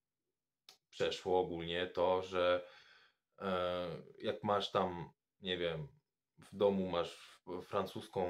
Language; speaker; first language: Polish; non-native, fluent; French